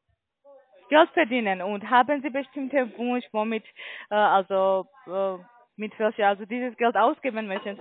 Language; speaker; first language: German; non-native, learner; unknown